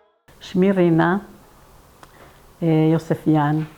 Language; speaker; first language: Hebrew; non-native, fluent; Persian